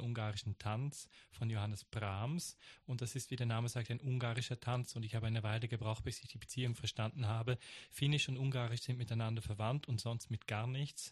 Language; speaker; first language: German; native; German